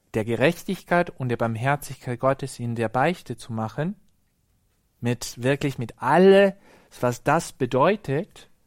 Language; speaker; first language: German; non-native, fluent; Spanish